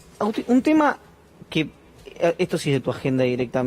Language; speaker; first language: Spanish; native; Spanish